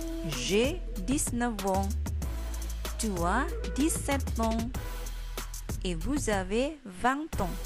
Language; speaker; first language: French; non-native, learner; Indonesian